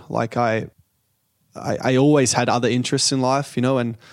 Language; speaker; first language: English; native; English